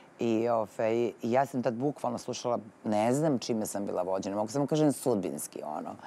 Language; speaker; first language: Serbian; native; Serbian